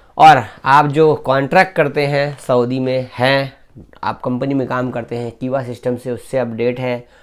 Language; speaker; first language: Hindi; native; Hindi